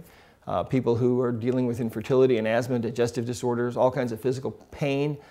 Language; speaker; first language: English; native; English